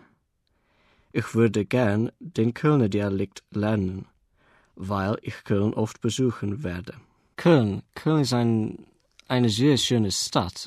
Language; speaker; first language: German; non-native, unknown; Afrikaans